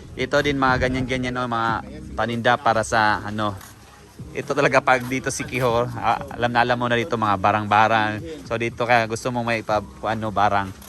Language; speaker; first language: Filipino; non-native, local second language; Cebuano